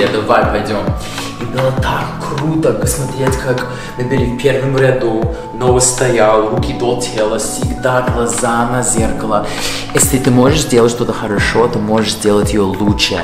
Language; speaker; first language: Russian; non-native, fluent; English